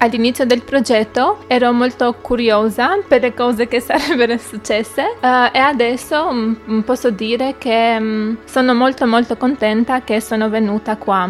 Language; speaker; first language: Italian; non-native, learner; Albanian